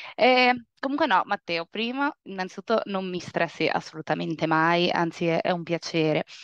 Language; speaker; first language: Italian; native; Italian